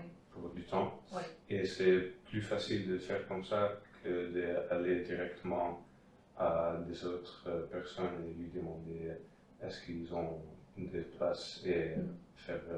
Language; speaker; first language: French; non-native, fluent; Dutch